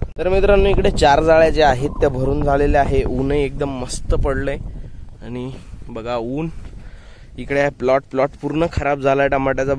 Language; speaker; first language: Marathi; native; Marathi